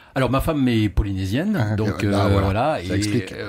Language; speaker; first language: French; native; French